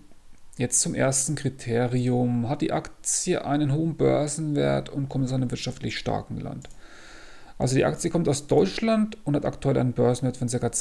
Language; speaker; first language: German; native; German